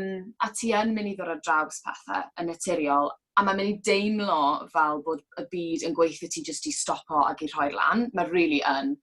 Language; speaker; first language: Welsh; native; Welsh